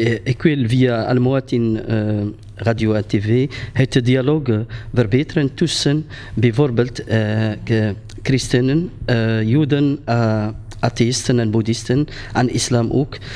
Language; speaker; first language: Dutch; non-native, fluent; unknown